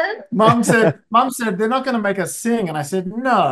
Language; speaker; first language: English; native; English